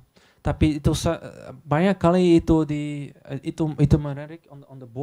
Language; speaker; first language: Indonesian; non-native, learner; Dutch